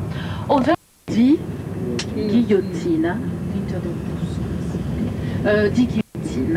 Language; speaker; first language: German; non-native, fluent; French